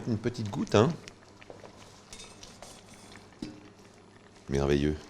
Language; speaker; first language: French; native; French